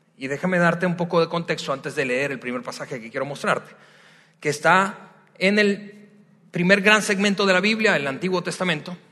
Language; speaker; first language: Spanish; native; Spanish